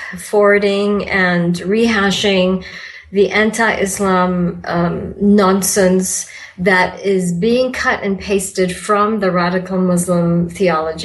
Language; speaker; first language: English; non-native, local second language; Malay